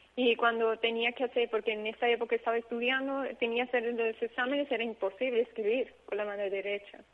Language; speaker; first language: Spanish; early bilingual, heritage; Spanish